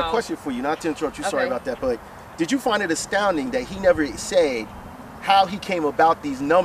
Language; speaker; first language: English; native; English